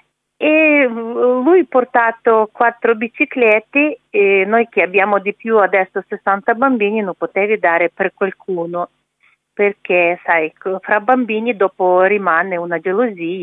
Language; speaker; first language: Italian; non-native, learner; Ukrainian